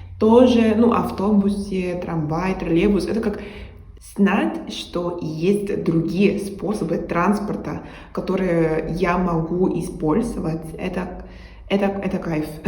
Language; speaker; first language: Russian; non-native, learner; Spanish